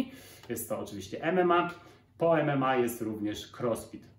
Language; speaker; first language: Polish; native; Polish